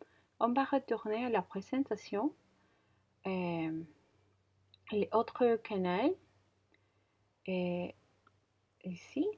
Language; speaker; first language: French; non-native, learner; Spanish